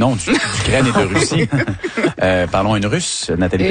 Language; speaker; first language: French; native; French